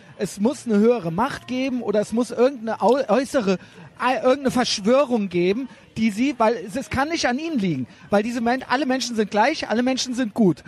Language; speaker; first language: German; native; German